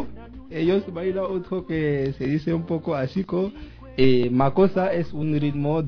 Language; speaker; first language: Spanish; non-native, learner; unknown